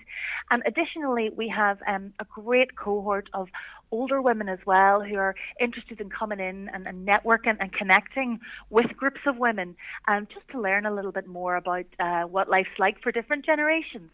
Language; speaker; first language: English; native; English